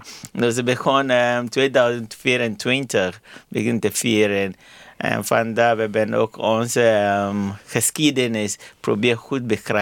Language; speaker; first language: Dutch; non-native, learner; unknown